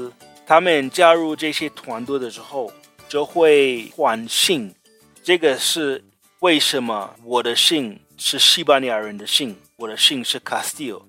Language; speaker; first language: Chinese; non-native, fluent; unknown